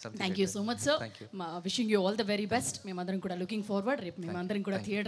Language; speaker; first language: Telugu; native; Telugu